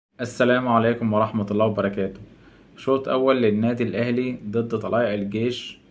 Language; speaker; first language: Arabic; native; Arabic